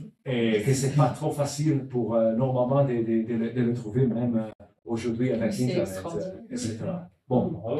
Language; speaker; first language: French; non-native, learner; Italian